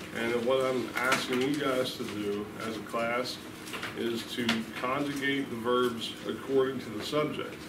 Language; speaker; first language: English; native; English